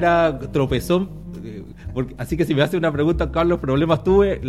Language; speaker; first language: Spanish; native; Spanish